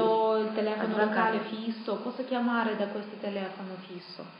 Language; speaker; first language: Italian; non-native, fluent; Russian